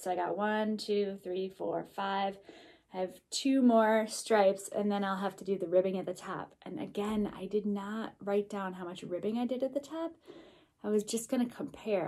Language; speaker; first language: English; native; English